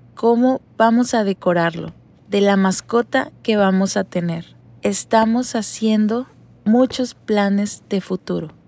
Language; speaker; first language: Spanish; native; Spanish